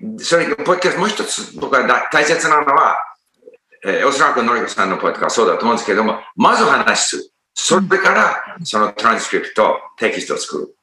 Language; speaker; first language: Japanese; non-native, fluent; English